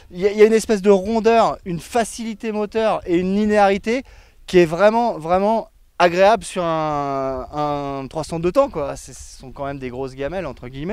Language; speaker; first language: French; native; French